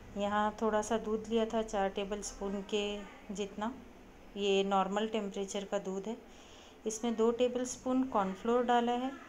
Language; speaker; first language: Hindi; native; Hindi